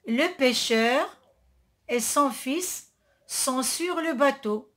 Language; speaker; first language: French; non-native, local second language; Arabic